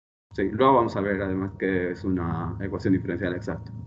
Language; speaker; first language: Spanish; native; Spanish